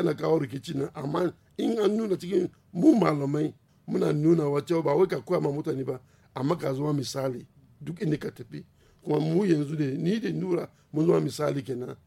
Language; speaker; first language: Hausa; non-native, local second language; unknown